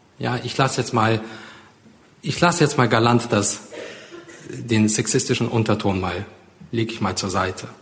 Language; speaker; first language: German; early bilingual, other home language; Russian